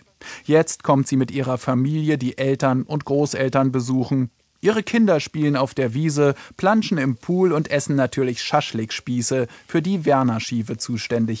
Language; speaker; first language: German; native; German